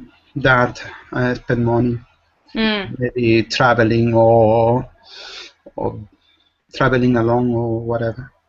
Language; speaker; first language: English; non-native, learner; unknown